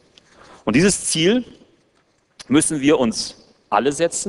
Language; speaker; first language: German; native; German